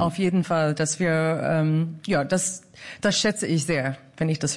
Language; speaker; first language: German; non-native, fluent; English